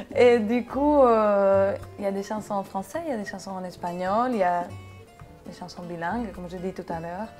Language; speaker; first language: French; non-native, fluent; Spanish